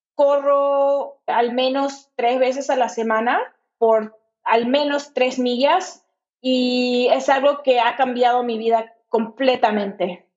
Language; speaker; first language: Spanish; native; Spanish